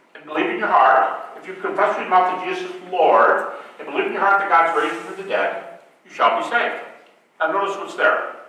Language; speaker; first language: English; native; English